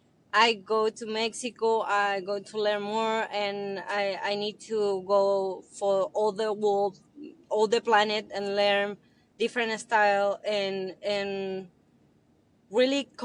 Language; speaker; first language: English; non-native, learner; Spanish